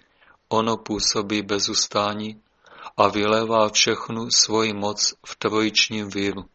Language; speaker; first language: Czech; native; Czech